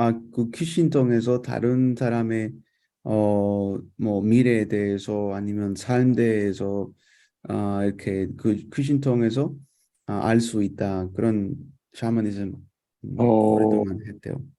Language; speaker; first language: Korean; non-native, fluent; Spanish